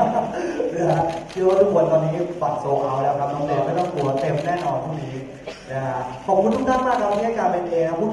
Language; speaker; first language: Thai; native; Thai